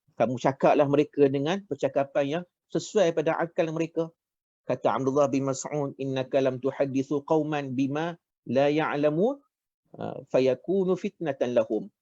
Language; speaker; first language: Malay; native; Malay